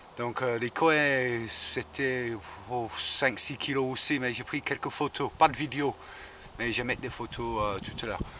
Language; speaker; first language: French; non-native, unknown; English